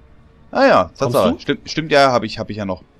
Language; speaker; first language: German; native; German